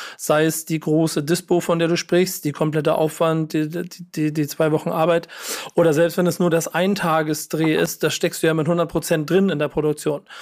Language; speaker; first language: German; native; German